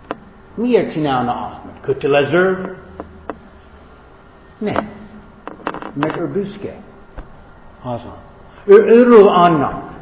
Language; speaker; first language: Hungarian; non-native, fluent; English